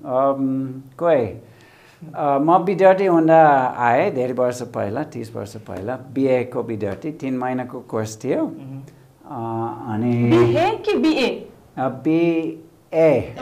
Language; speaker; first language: Nepali; non-native, fluent; English